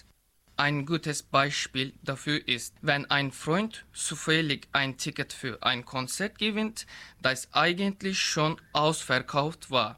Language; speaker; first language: German; non-native, learner; Turkish